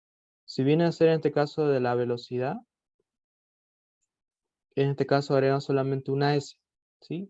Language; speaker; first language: Spanish; native; Spanish